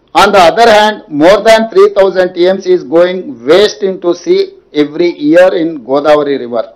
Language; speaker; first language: English; non-native, local second language; Telugu